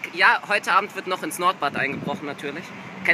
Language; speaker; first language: German; native; German